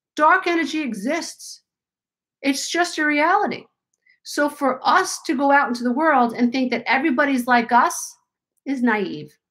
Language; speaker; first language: English; native; English